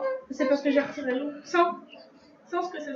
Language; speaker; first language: French; native; French